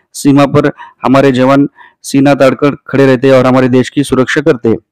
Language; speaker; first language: Hindi; non-native, local second language; Marathi